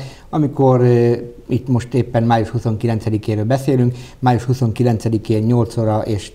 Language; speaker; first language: Hungarian; native; Hungarian